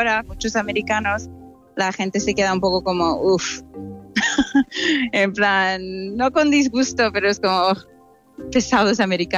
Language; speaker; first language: Spanish; non-native, fluent; English